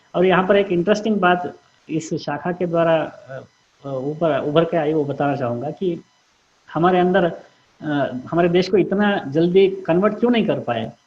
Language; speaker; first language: Hindi; non-native, local second language; Kannada